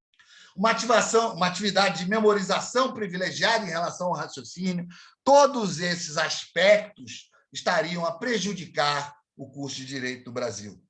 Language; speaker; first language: Portuguese; native; Portuguese